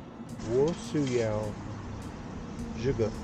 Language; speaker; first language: Chinese; non-native, learner; English